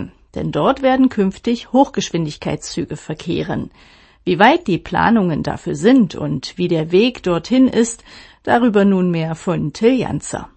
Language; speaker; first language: German; native; German